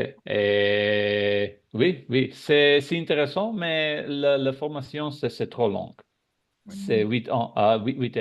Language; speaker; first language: French; non-native, learner; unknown